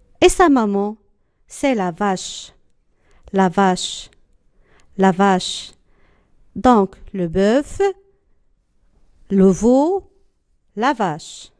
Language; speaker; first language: French; non-native, local second language; Arabic